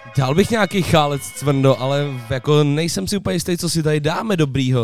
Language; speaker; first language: Czech; native; Czech